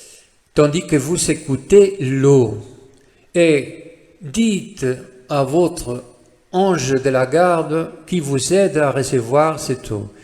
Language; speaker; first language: French; non-native, fluent; Spanish